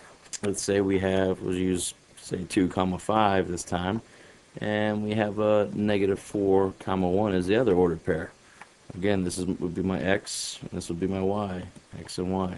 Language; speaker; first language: English; native; English